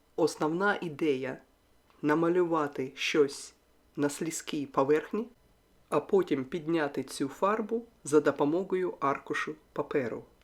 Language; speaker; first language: Ukrainian; non-native, local second language; Russian